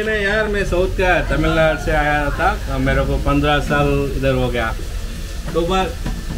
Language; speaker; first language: Hindi; non-native, local second language; Tamil